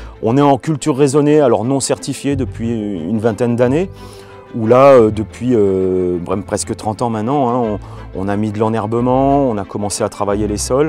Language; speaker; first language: French; native; French